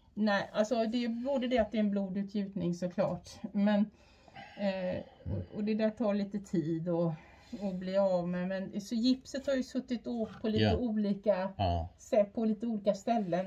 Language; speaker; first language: Swedish; native; Swedish